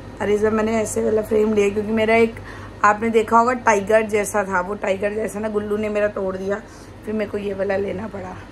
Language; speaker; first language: Hindi; native; Hindi